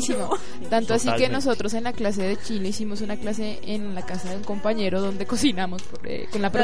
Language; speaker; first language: Spanish; native; Spanish